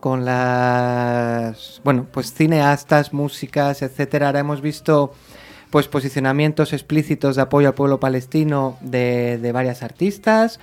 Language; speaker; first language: Spanish; native; Spanish